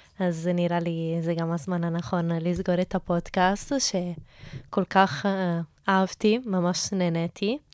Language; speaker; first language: Hebrew; non-native, fluent; Italian